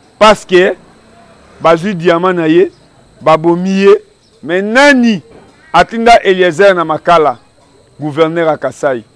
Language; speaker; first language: Lingala; native; Lingala